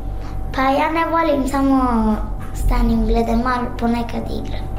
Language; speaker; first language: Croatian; non-native, learner; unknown